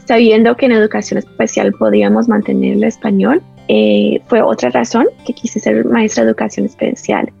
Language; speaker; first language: Spanish; early bilingual, heritage; Spanish